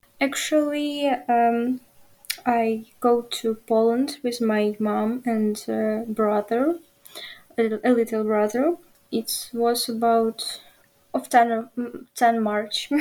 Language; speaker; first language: English; non-native, learner; Ukrainian